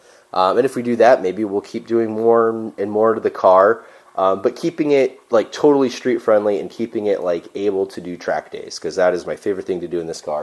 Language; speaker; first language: English; native; English